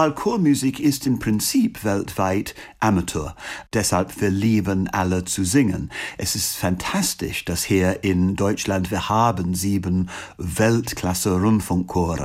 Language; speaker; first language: German; non-native, fluent; English